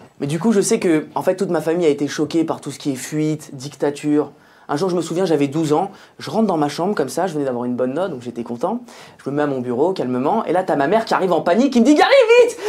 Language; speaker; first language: French; native; French